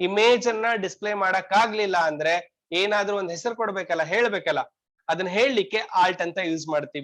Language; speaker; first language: Kannada; native; Kannada